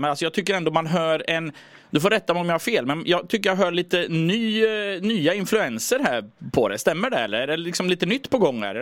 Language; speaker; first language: Swedish; native; Swedish